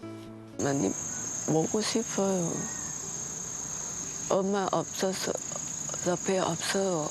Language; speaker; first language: Korean; non-native, learner; Vietnamese